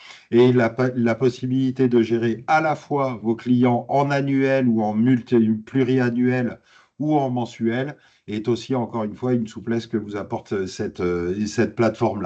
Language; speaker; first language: French; native; French